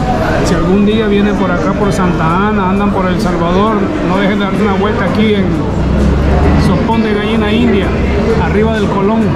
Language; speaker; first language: Spanish; native; Spanish